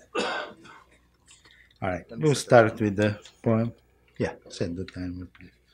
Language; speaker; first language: English; non-native, fluent; Bulgarian